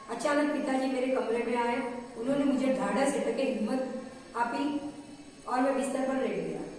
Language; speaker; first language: Hindi; non-native, local second language; Gujarati